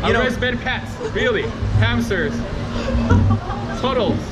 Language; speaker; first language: English; non-native, fluent; Korean